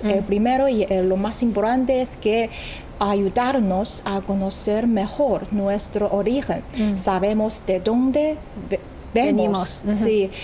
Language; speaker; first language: Spanish; non-native, fluent; Chinese